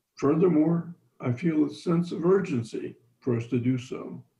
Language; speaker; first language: English; native; English